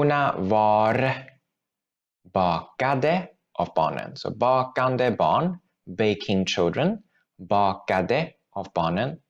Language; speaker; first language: Swedish; non-native, fluent; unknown